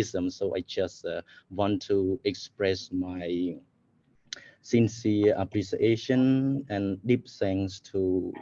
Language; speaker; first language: English; non-native, fluent; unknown